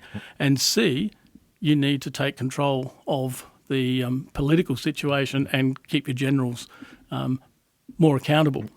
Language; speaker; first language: English; native; English